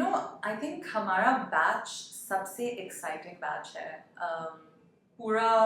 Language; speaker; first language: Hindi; non-native, local second language; English